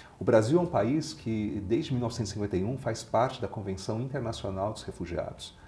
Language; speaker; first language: Portuguese; native; Portuguese